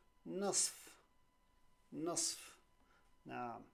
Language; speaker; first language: Arabic; non-native, fluent; Turkish